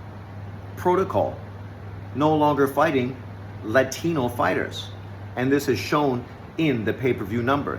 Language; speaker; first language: English; native; English